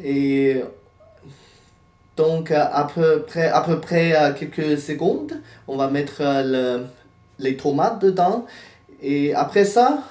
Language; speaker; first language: French; non-native, fluent; Chinese